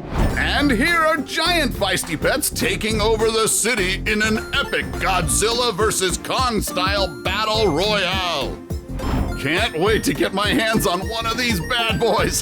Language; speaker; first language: English; native; English